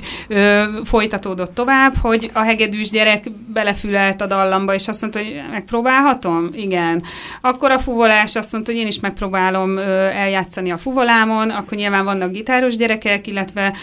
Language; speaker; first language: Hungarian; native; Hungarian